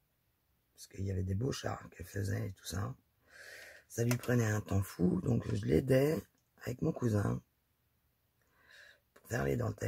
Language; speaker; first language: French; native; French